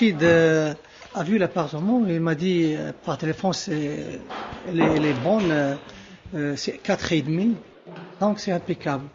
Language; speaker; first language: French; non-native, local second language; Arabic